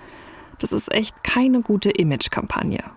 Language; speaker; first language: German; native; German